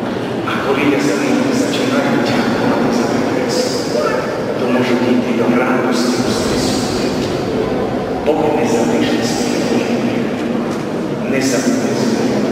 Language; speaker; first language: Ukrainian; non-native, local second language; Rusyn